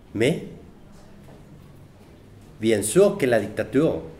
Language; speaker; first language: French; non-native, fluent; Spanish